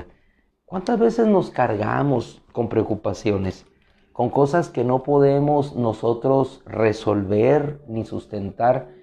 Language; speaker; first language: Spanish; native; Spanish